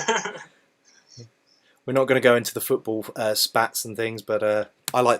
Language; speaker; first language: English; native; English